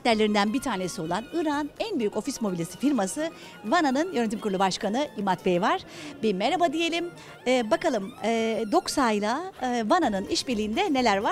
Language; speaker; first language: Turkish; native; Turkish